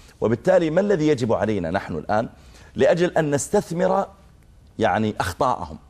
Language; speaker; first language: Arabic; native; Arabic